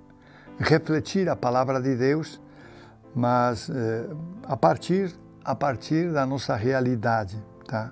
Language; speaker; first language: Portuguese; non-native, fluent; Spanish